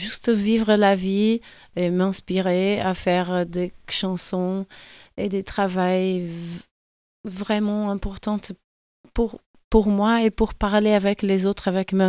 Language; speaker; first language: French; non-native, fluent; Portuguese